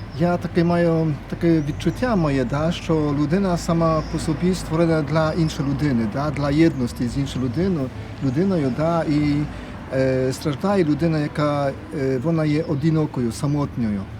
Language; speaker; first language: Ukrainian; non-native, fluent; Polish